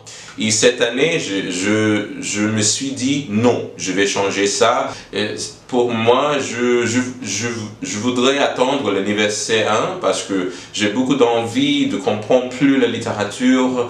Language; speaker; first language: French; non-native, learner; English